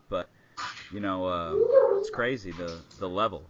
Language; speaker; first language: English; native; English